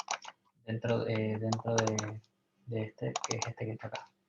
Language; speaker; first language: Spanish; native; Spanish